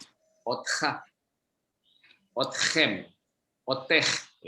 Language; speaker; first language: Hebrew; non-native, fluent; Indonesian